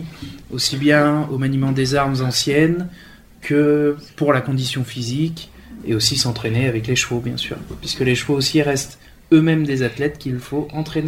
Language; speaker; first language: French; native; French